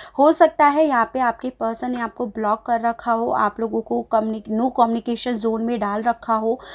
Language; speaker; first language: Hindi; native; Hindi